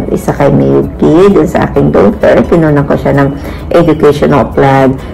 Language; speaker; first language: Filipino; native; Filipino